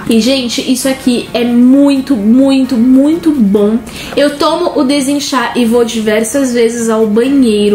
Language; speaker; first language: Portuguese; native; Portuguese